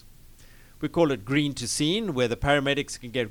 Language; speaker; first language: English; native; English